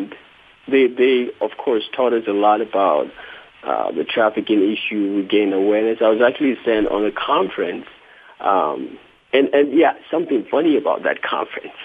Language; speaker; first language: English; non-native, local second language; Akan